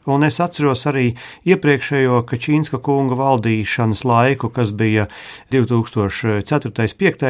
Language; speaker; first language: Latvian; native; Latvian